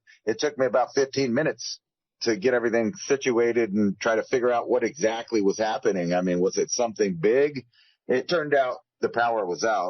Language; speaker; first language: English; native; English